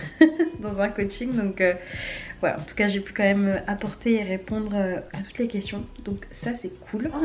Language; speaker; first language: French; native; French